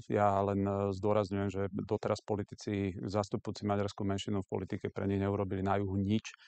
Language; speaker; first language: Slovak; native; Slovak